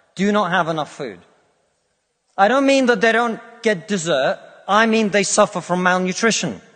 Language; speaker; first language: English; non-native, fluent; Russian